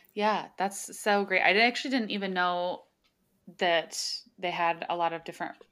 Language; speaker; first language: English; early bilingual, other home language; Slovak